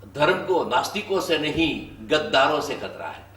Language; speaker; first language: Hindi; non-native, local second language; Gujarati